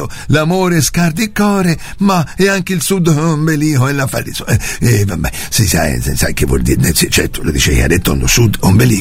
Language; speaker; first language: Italian; native; Italian